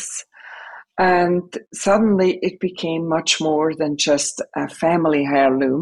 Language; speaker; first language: English; non-native, fluent; Swiss German